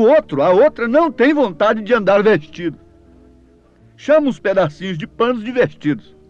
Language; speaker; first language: Portuguese; native; Portuguese